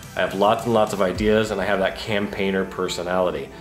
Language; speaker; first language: English; native; English